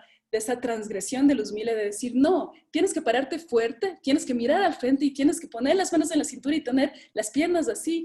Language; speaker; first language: Spanish; native; Spanish